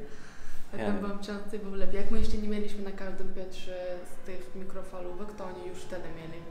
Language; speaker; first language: Polish; non-native, learner; Uzbek